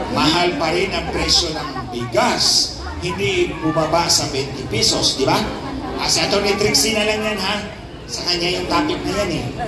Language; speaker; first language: Filipino; non-native, local second language; Cebuano